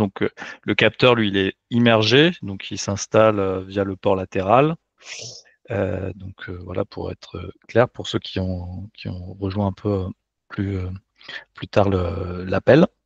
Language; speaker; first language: French; native; French